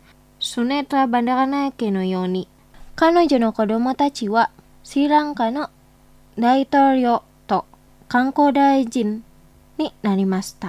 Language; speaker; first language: Japanese; non-native, fluent; Indonesian